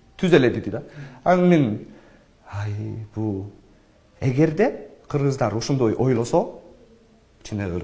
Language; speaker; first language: Kyrgyz; non-native, fluent; English